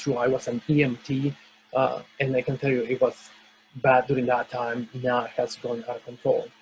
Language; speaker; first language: English; non-native, fluent; Spanish